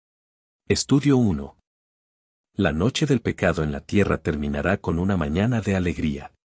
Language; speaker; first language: Spanish; native; Spanish